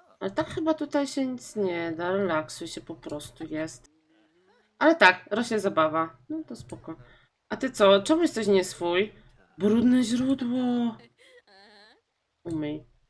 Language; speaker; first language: Polish; native; Polish